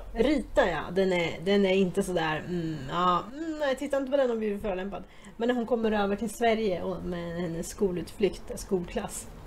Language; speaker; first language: Swedish; native; Swedish